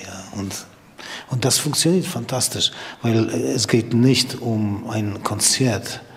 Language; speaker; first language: German; non-native, learner; Polish